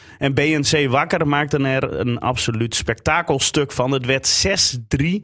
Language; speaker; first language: Dutch; native; Dutch